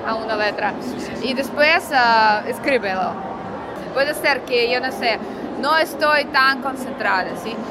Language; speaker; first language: Spanish; non-native, learner; Russian